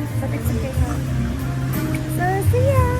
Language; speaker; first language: English; non-native, learner; Filipino